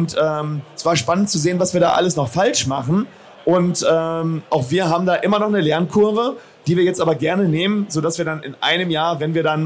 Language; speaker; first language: German; native; German